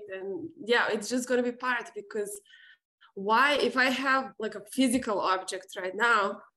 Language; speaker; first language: English; non-native, fluent; Serbian